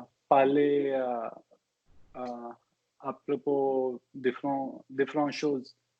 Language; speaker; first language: French; non-native, learner; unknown